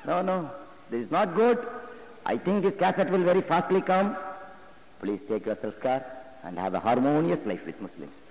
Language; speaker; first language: English; non-native, local second language; Tamil